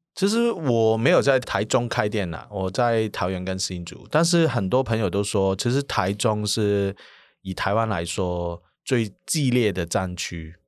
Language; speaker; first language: Chinese; non-native, local second language; Cantonese